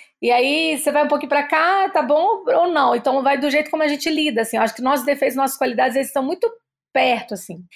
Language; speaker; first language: Portuguese; native; Portuguese